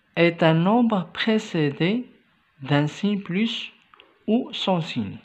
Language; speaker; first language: French; non-native, local second language; Arabic